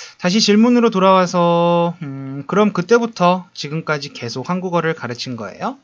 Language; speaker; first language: Korean; native; Korean